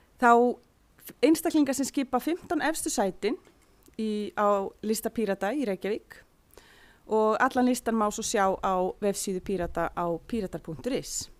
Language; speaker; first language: Icelandic; native; Icelandic